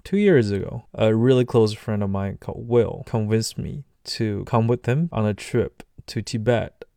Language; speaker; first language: English; non-native, fluent; Chinese